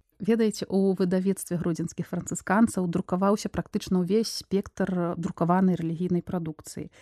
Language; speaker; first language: Belarusian; non-native, local second language; Russian